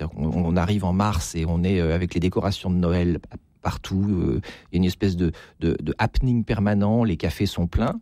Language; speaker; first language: French; native; French